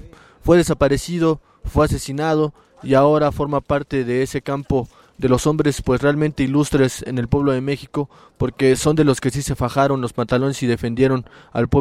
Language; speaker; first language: Spanish; native; Spanish